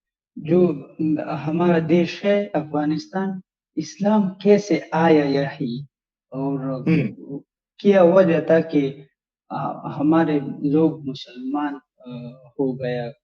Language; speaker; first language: Hindi; non-native, learner; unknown